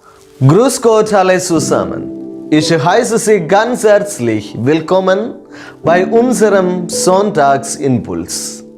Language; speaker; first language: German; non-native, fluent; Malayalam